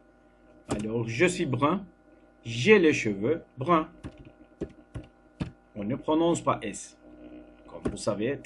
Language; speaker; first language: French; non-native, fluent; Turkish